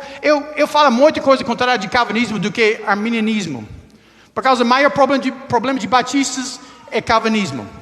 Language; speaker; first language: Portuguese; non-native, learner; English